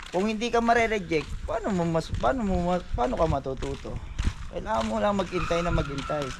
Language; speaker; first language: Filipino; native; Filipino